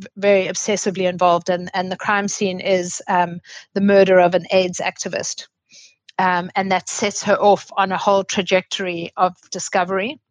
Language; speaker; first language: English; native; English